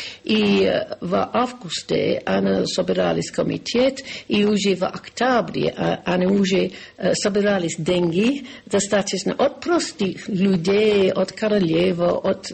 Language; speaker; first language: Russian; non-native, learner; English